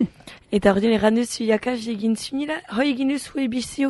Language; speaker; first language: Basque; native; Basque